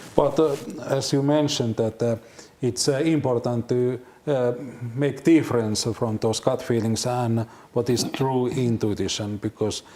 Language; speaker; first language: English; non-native, learner; Finnish